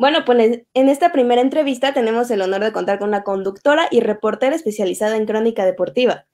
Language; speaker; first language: Spanish; native; Spanish